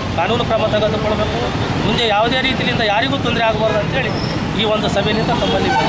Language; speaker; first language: Kannada; native; Kannada